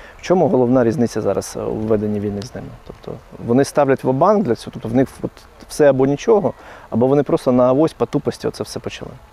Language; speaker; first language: Ukrainian; native; Ukrainian